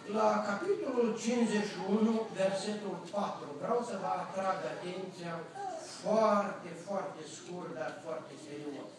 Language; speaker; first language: Romanian; native; Romanian